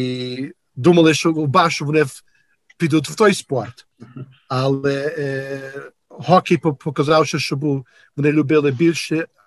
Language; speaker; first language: Ukrainian; early bilingual, heritage; Ukrainian